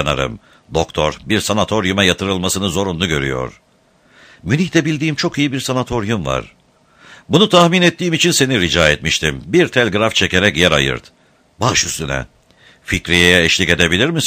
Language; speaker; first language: Turkish; native; Turkish